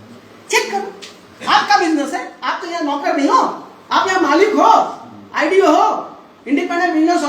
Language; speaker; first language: Hindi; non-native, local second language; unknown